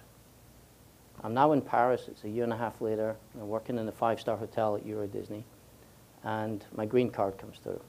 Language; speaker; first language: English; native; English